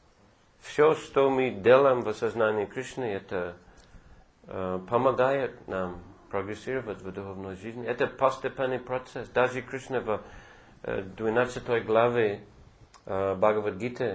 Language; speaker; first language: Russian; non-native, fluent; English